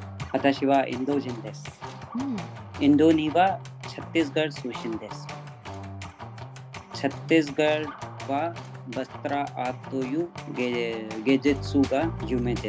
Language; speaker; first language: Japanese; non-native, learner; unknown